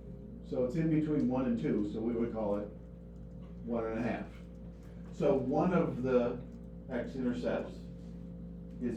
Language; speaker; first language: English; native; English